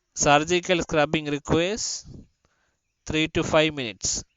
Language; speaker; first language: English; non-native, local second language; Malayalam